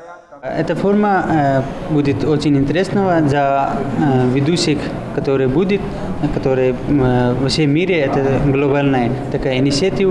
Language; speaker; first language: Russian; non-native, learner; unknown